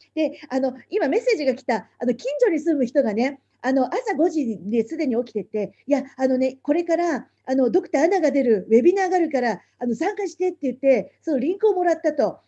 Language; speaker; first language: Japanese; native; Japanese